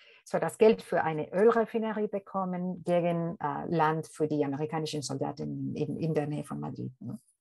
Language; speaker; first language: German; non-native, fluent; Spanish